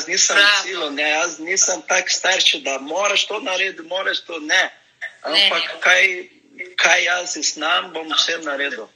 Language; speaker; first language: Slovenian; non-native, learner; Portuguese